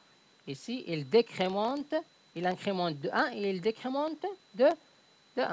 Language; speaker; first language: French; native; French